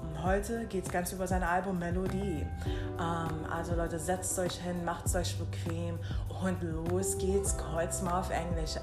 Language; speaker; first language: German; non-native, fluent; English